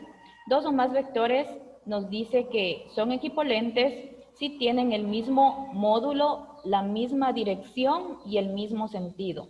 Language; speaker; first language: Spanish; native; Spanish